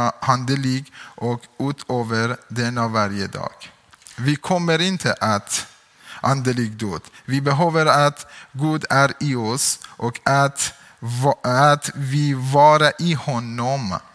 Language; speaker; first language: Swedish; non-native, learner; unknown